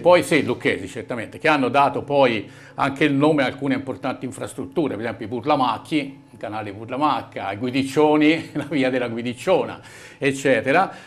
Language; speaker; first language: Italian; native; Italian